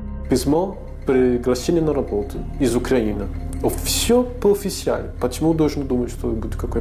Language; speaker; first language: Russian; non-native, learner; Portuguese